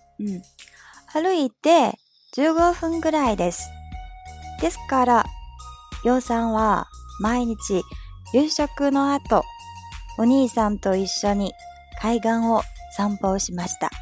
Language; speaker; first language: Japanese; non-native, fluent; Chinese